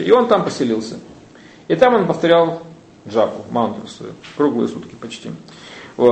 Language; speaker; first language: Russian; native; Russian